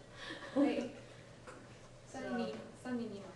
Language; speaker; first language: Japanese; non-native, learner; English